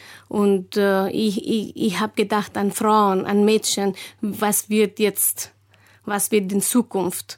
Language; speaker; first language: German; non-native, fluent; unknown